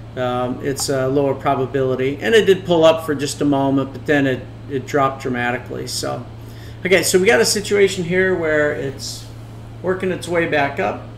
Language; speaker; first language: English; native; English